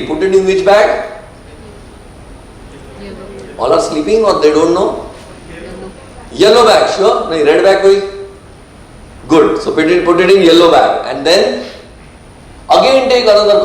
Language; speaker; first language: English; non-native, local second language; Marathi